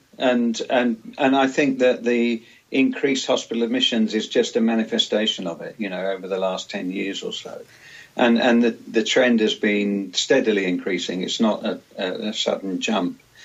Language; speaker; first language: English; native; English